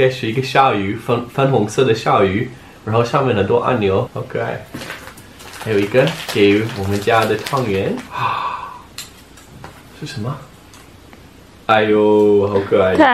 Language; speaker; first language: Chinese; non-native, fluent; English